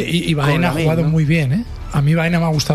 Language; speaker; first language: Spanish; native; Spanish